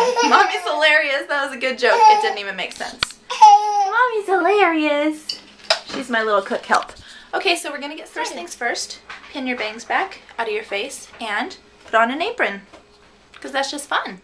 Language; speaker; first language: English; native; English